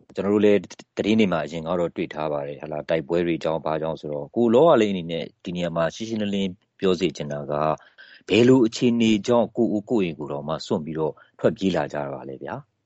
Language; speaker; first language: Burmese; native; Burmese